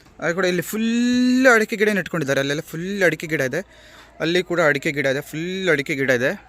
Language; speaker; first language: Kannada; non-native, local second language; Konkani